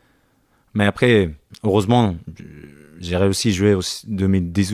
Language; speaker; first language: French; non-native, learner; Japanese